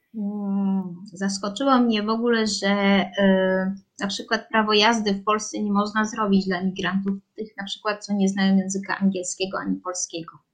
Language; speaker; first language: Polish; early bilingual, heritage; Polish